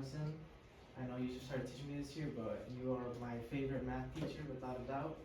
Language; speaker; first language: English; early bilingual, other home language; Spanish